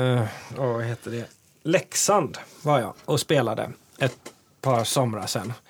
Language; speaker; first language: Swedish; native; Swedish